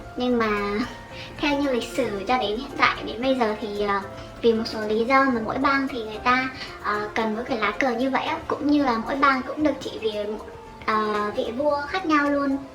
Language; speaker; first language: Vietnamese; native; Vietnamese